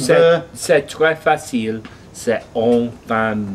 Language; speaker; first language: French; non-native, learner; English